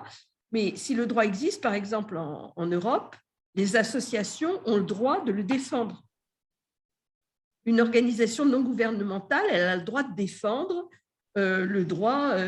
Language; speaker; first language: French; native; French